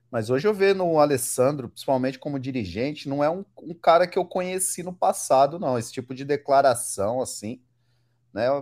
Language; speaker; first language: Portuguese; native; Portuguese